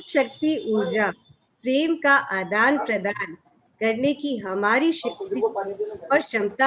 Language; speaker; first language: Hindi; native; Hindi